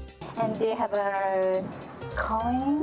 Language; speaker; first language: English; non-native, learner; Japanese